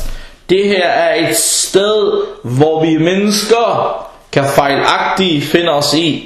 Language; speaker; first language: Danish; early bilingual, other home language; Arabic